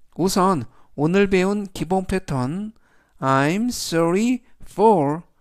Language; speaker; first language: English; non-native, fluent; Korean